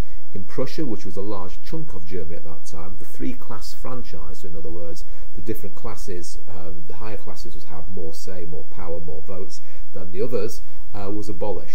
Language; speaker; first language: English; native; English